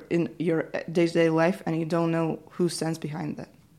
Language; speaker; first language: English; non-native, fluent; Ukrainian